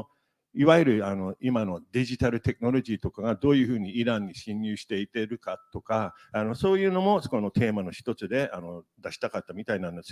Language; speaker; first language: Japanese; native; Japanese